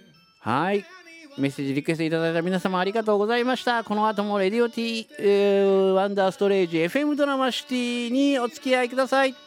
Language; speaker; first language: Japanese; native; Japanese